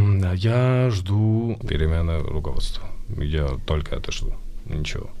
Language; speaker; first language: Russian; non-native, fluent; Georgian